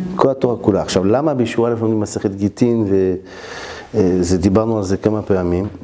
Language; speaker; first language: Hebrew; early bilingual, heritage; French